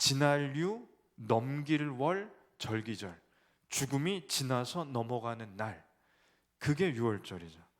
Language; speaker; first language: Korean; native; Korean